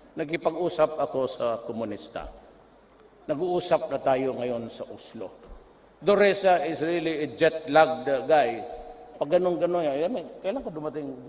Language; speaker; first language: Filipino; non-native, local second language; Cebuano